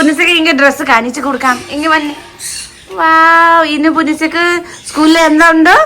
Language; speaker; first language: Malayalam; non-native, fluent; Nepali